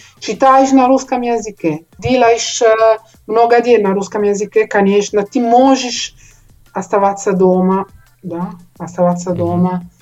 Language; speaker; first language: Russian; non-native, learner; Italian